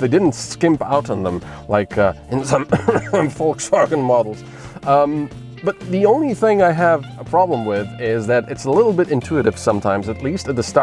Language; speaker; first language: English; non-native, fluent; Slovenian